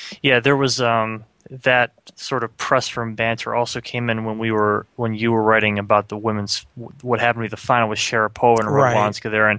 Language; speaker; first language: English; native; English